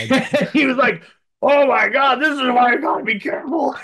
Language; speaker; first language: English; native; English